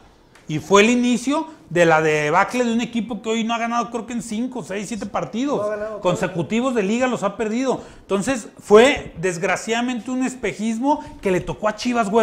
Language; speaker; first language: Spanish; native; Spanish